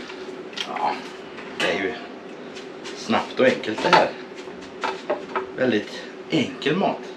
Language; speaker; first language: Swedish; native; Swedish